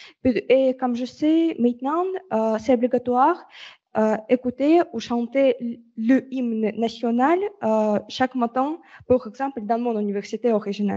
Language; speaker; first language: French; non-native, learner; Russian